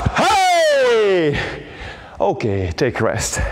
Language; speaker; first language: English; non-native, fluent; Belarusian